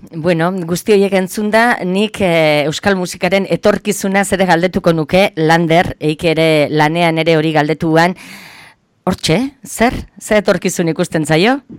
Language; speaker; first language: Basque; native; Basque